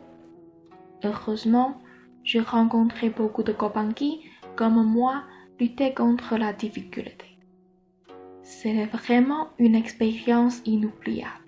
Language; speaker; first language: French; non-native, learner; Chinese